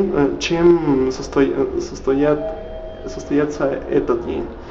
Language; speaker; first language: Russian; non-native, learner; Spanish